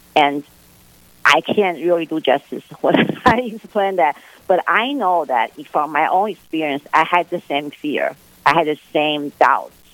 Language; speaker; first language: English; non-native, fluent; Chinese